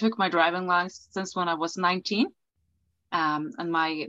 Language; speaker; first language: English; non-native, fluent; Swedish